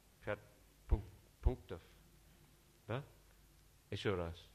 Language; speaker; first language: Russian; non-native, learner; English